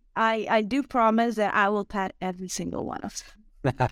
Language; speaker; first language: English; non-native, fluent; Croatian